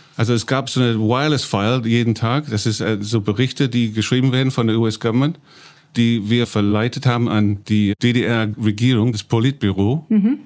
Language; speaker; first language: German; non-native, fluent; English